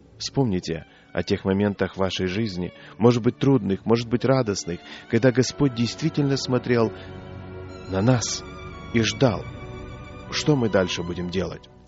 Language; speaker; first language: Russian; native; Russian